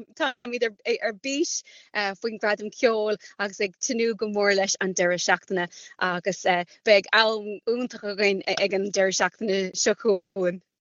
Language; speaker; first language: Irish; non-native, local second language; English